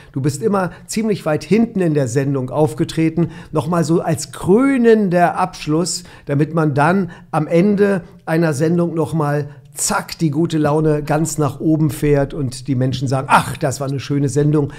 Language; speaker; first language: German; native; German